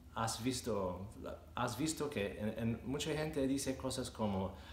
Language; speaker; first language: Spanish; non-native, fluent; English